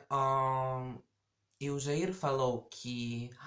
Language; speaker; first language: Portuguese; native; Portuguese